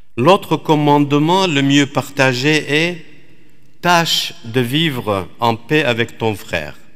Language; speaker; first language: French; non-native, fluent; Assyrian Neo-Aramaic